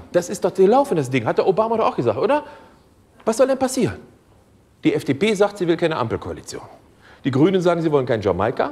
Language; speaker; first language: German; native; German